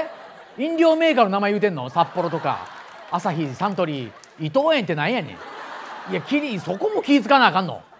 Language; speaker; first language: Japanese; native; Japanese